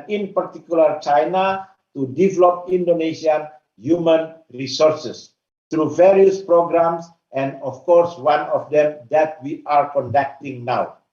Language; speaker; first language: English; non-native, fluent; Indonesian